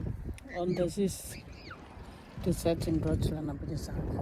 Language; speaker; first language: German; non-native, learner; Indonesian